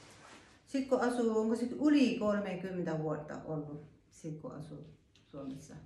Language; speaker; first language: Finnish; non-native, learner; Thai